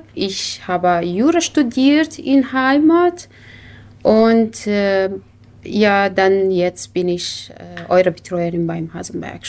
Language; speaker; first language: German; non-native, learner; Kurdish